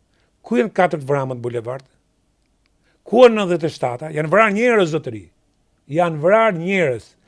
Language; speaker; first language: Albanian; native; Albanian